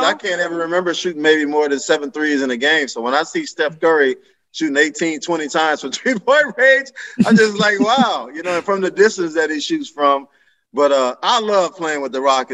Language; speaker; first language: English; native; English